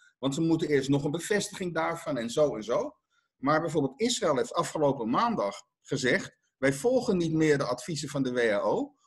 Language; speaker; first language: Dutch; native; Dutch